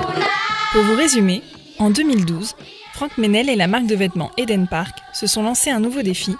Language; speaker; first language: French; native; French